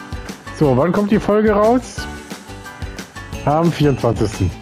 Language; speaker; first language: German; native; German